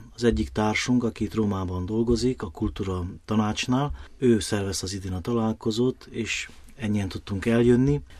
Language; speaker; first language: Hungarian; native; Hungarian